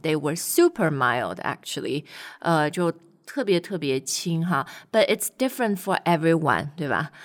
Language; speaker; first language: English; non-native, fluent; Chinese